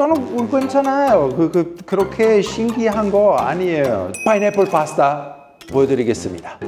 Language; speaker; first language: Korean; non-native, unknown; Italian